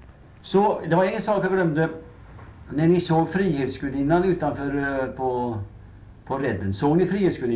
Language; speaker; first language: Swedish; native; Swedish